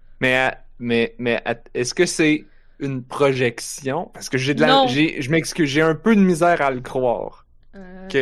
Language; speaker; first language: French; native; French